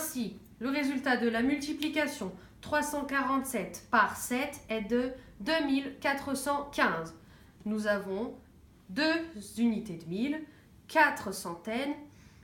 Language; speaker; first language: French; native; French